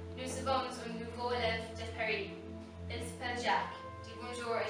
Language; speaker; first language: French; non-native, learner; English